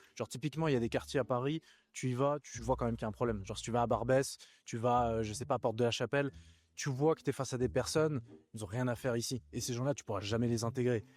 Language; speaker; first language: French; native; French